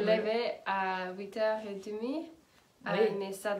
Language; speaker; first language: French; non-native, learner; English